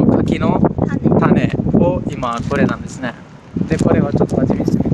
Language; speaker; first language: Japanese; non-native, fluent; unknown